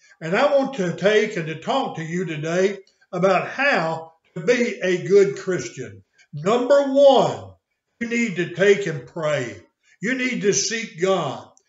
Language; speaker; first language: English; native; English